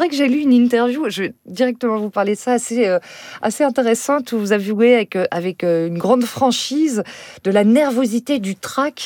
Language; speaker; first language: French; native; French